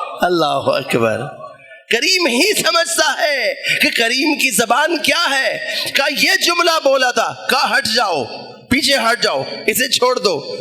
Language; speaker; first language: Urdu; non-native, local second language; Punjabi